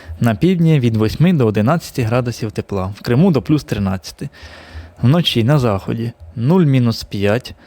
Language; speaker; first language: Ukrainian; native; Ukrainian